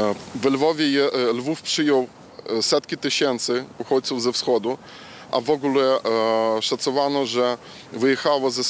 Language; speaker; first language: Polish; non-native, local second language; Ukrainian